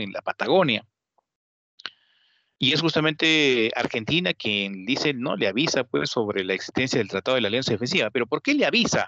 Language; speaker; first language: Spanish; native; Spanish